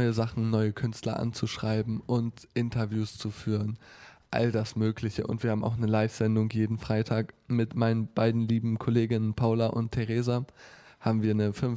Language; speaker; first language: German; native; German